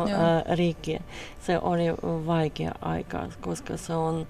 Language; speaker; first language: Finnish; non-native, learner; Russian